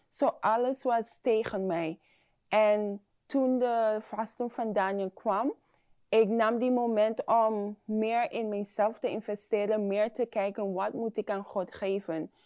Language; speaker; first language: Dutch; non-native, fluent; English